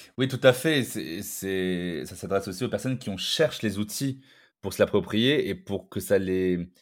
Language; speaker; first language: French; non-native, local second language; Arabic